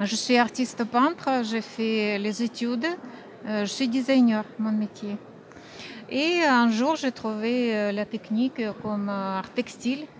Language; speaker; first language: French; non-native, fluent; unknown